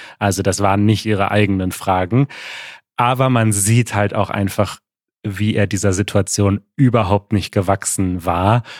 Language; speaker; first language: German; native; German